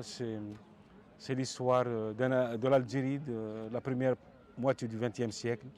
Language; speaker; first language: French; non-native, local second language; Arabic